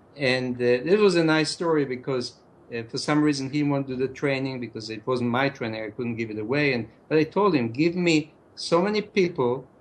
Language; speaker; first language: English; non-native, fluent; Hebrew